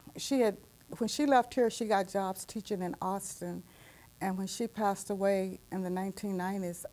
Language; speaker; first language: English; native; English